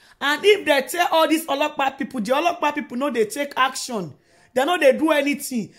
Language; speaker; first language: Nigerian Pidgin; non-native, local second language; Yoruba